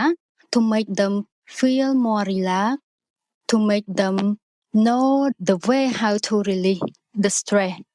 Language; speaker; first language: English; non-native, learner; Khmer